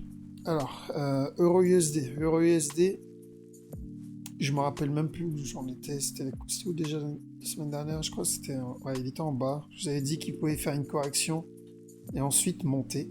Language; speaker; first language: French; native; French